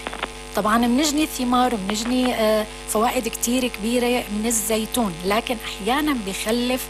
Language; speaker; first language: Arabic; native; Arabic